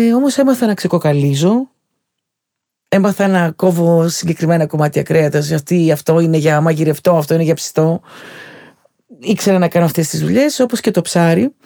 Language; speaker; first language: Greek; native; Greek